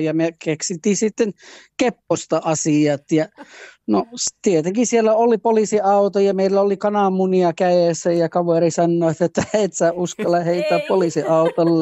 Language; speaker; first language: Finnish; early bilingual, heritage; Finnish